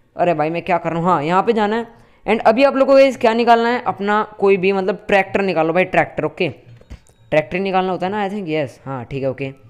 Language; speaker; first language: Hindi; native; Hindi